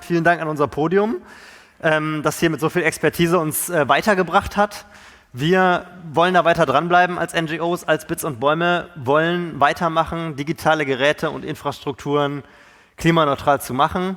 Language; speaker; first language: German; native; German